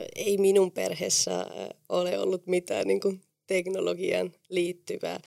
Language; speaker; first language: Finnish; non-native, fluent; Spanish